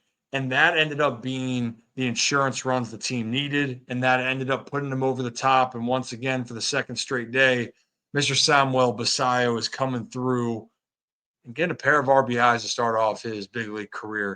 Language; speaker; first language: English; native; English